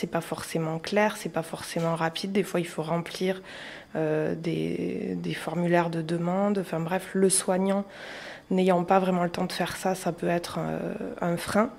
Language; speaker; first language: French; native; French